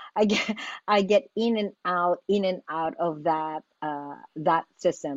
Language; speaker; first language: English; non-native, local second language; Filipino